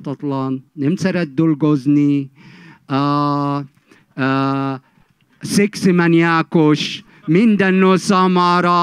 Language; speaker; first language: Hungarian; non-native, fluent; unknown